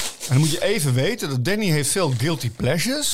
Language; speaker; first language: Dutch; native; Dutch